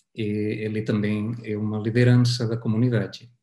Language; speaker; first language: Portuguese; non-native, fluent; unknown